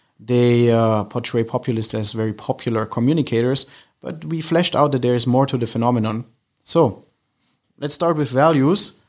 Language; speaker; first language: English; non-native, fluent; German